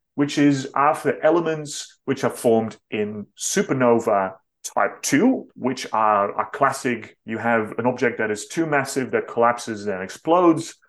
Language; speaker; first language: English; non-native, fluent; Dutch